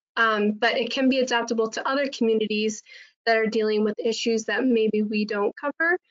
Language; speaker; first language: English; native; English